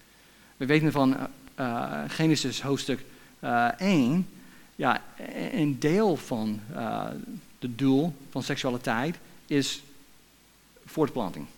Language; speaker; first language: Dutch; non-native, fluent; English